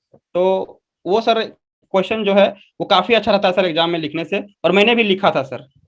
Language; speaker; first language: Hindi; non-native, local second language; Magahi